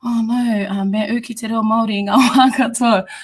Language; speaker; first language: Māori; non-native, local second language; English